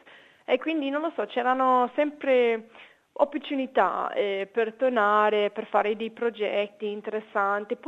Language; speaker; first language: Italian; non-native, fluent; English